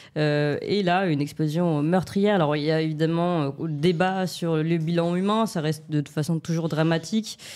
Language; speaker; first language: French; native; French